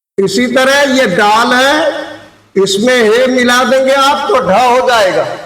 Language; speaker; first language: Hindi; native; Hindi